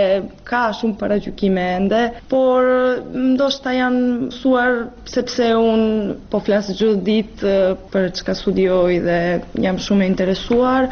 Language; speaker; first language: Albanian; non-native, fluent; Serbian